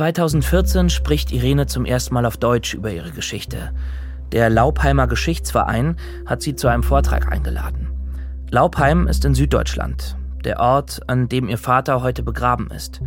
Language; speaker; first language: German; native; German